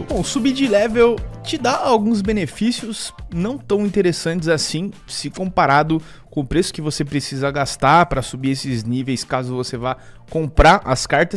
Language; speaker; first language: Portuguese; native; Portuguese